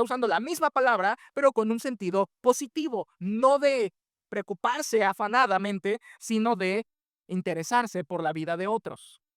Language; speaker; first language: Spanish; native; Spanish